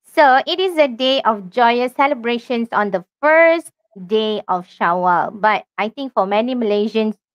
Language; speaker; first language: English; non-native, local second language; Malay